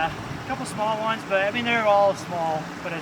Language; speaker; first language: English; native; English